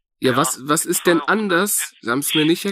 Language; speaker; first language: German; native; German